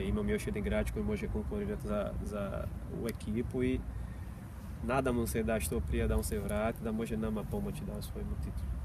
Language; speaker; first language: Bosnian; non-native, fluent; Portuguese